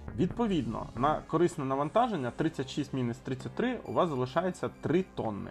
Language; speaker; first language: Ukrainian; non-native, local second language; Russian